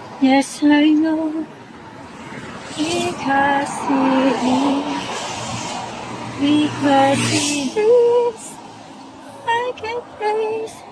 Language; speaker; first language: English; non-native, local second language; Filipino